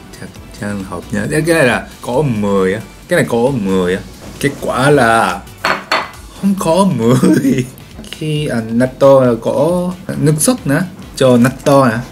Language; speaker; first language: Vietnamese; non-native, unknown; Japanese